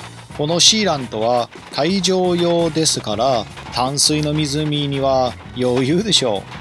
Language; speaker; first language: Japanese; non-native, fluent; English